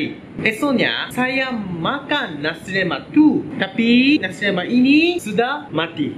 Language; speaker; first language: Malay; non-native, learner; Japanese